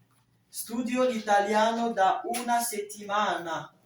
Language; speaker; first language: Italian; non-native, fluent; French